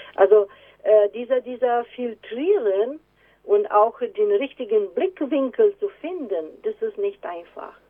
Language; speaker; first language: German; non-native, fluent; Romanian